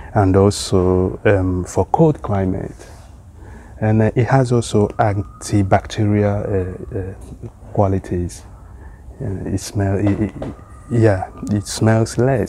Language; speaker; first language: English; non-native, local second language; Igbo